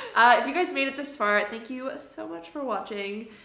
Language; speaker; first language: English; native; English